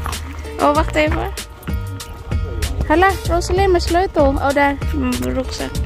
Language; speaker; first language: Dutch; non-native, fluent; Cebuano